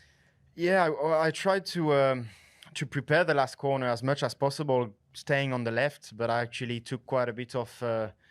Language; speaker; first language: English; non-native, fluent; French